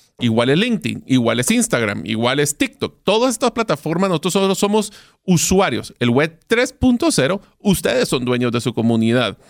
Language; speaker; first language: Spanish; native; Spanish